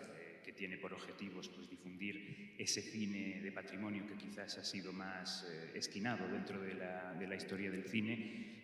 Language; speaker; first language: Spanish; native; Spanish